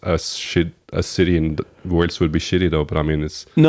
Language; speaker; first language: English; non-native, fluent; Norwegian